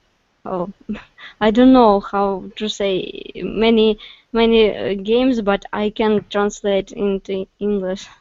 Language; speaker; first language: English; non-native, learner; Russian